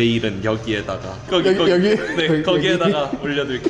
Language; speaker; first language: Korean; native; Korean